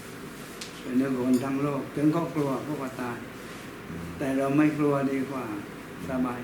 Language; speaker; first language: Thai; native; Thai